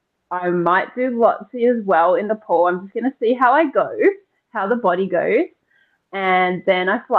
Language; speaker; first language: English; native; English